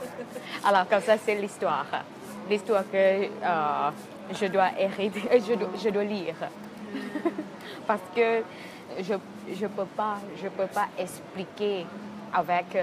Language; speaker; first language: French; non-native, fluent; Thai